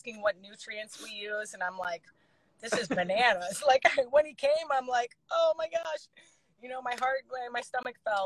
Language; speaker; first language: English; native; English